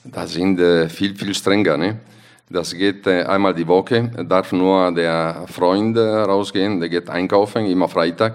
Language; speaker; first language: German; non-native, fluent; Italian